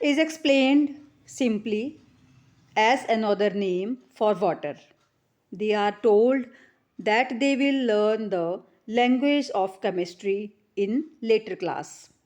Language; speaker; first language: English; non-native, local second language; Punjabi